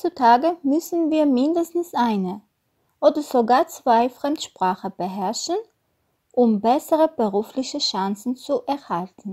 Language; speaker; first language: German; non-native, fluent; Armenian